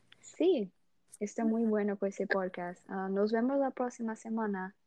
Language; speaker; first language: Spanish; non-native, learner; English